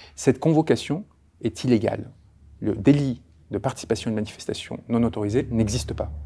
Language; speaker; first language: French; early bilingual, other home language; Spanish